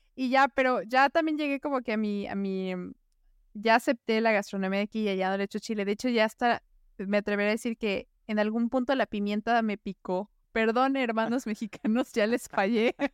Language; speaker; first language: Spanish; native; Spanish